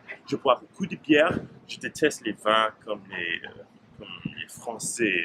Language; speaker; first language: French; non-native, learner; English